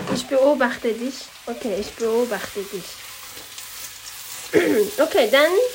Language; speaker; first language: German; non-native, learner; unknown